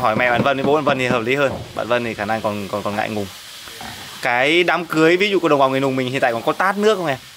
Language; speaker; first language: Vietnamese; non-native, local second language; Hmong